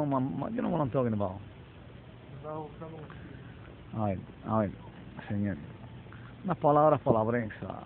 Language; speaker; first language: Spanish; native; Spanish